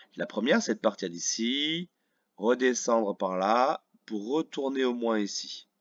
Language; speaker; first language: French; native; French